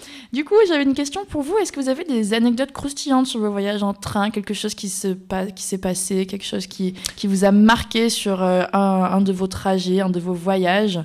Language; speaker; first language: French; native; French